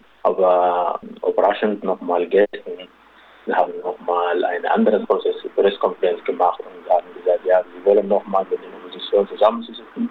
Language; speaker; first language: German; non-native, local second language; Arabic